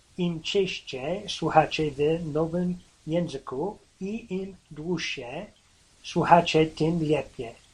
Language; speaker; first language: Polish; non-native, learner; English